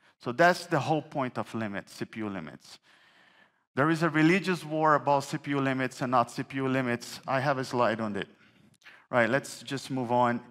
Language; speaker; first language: English; non-native, fluent; Portuguese